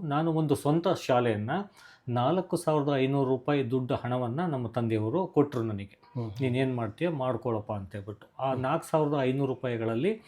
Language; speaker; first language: Kannada; native; Kannada